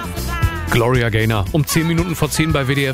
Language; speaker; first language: German; native; German